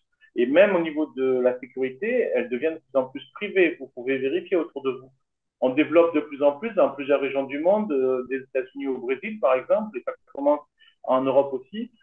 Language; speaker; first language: French; native; French